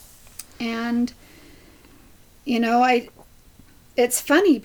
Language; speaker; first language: English; native; English